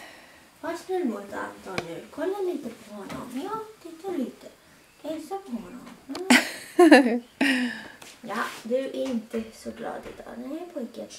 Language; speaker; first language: Swedish; early bilingual, other home language; Latvian